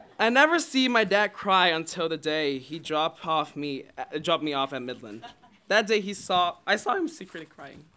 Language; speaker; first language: English; non-native, fluent; Chinese